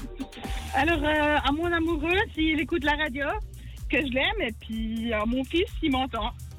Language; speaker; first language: French; native; French